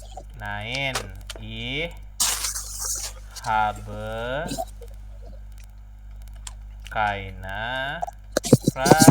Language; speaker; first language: German; non-native, fluent; Indonesian